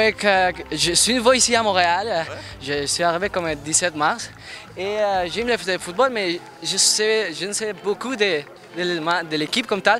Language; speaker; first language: French; non-native, learner; Spanish